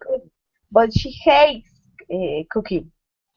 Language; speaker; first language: English; non-native, learner; Spanish